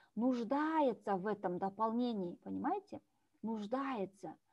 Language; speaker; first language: Russian; non-native, local second language; Kazakh